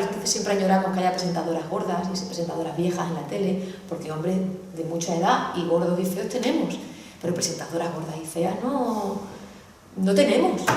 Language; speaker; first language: Spanish; native; Spanish